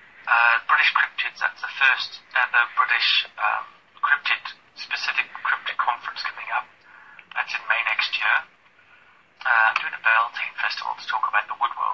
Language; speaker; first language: English; native; English